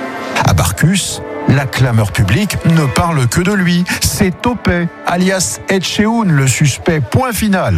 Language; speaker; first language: French; native; French